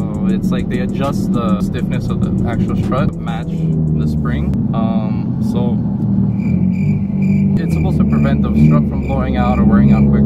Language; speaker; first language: English; native; English